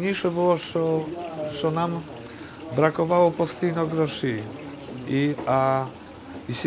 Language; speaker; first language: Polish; non-native, learner; Ukrainian